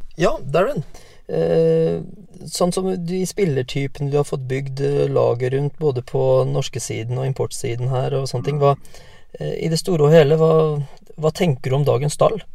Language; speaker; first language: Norwegian; native; Norwegian